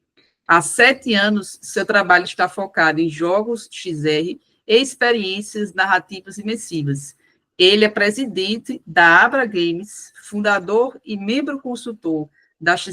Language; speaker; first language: Portuguese; native; Portuguese